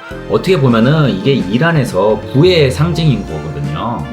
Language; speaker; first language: Korean; native; Korean